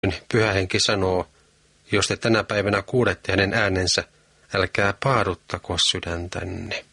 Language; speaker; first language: Finnish; native; Finnish